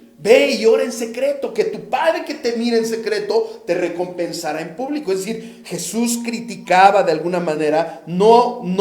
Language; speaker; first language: Spanish; native; Spanish